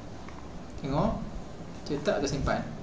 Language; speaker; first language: Malay; native; Malay